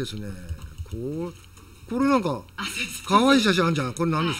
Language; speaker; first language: Japanese; native; Japanese